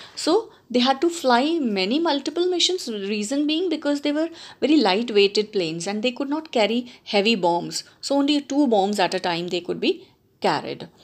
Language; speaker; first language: English; non-native, local second language; Punjabi